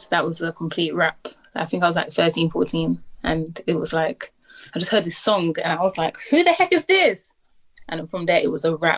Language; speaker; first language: English; native; English